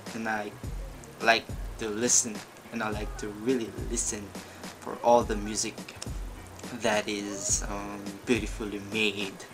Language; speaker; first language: English; non-native, local second language; Filipino